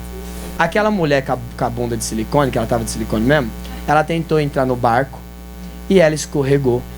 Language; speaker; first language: Portuguese; native; Portuguese